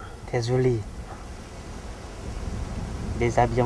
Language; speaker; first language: French; non-native, learner; Vietnamese